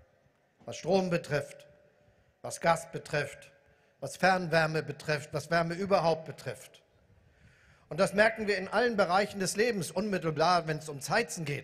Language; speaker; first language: German; native; German